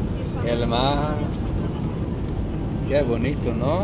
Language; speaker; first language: Spanish; non-native, learner; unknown